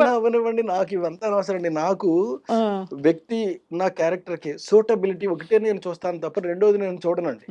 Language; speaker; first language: Telugu; native; Telugu